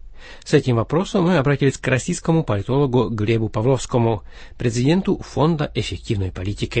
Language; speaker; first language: Russian; native; Russian